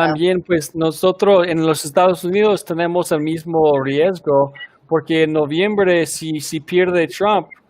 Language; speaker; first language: Spanish; non-native, fluent; English